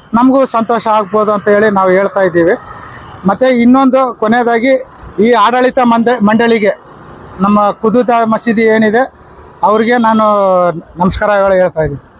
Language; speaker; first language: Kannada; native; Kannada